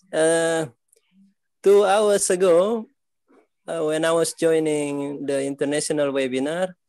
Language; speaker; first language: English; non-native, fluent; Malay